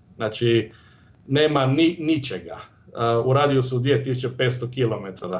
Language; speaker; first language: Croatian; native; Croatian